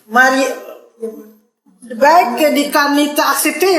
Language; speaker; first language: Dutch; non-native, learner; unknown